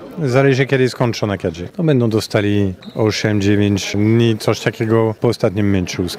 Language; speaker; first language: Polish; non-native, fluent; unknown